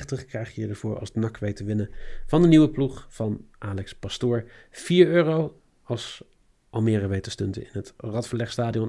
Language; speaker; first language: Dutch; native; Dutch